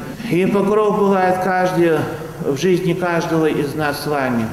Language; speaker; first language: Russian; native; Russian